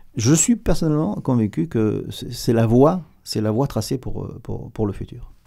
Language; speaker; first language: French; native; French